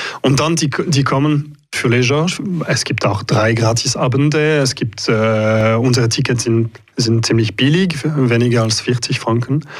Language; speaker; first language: German; non-native, local second language; French